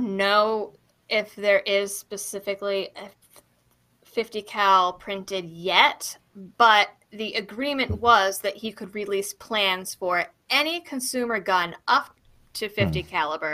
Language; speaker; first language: English; native; English